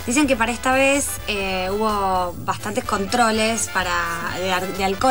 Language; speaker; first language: Spanish; native; Spanish